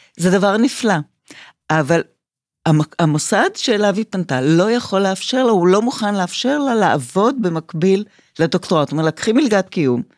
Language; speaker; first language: Hebrew; native; Hebrew